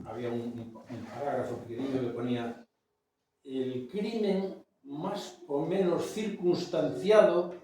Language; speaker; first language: Spanish; non-native, local second language; Galician